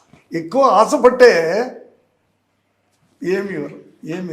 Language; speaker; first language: Telugu; non-native, learner; Tamil